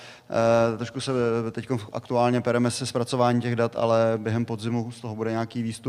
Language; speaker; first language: Czech; native; Czech